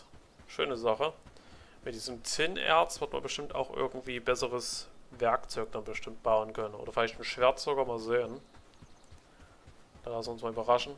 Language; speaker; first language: German; native; German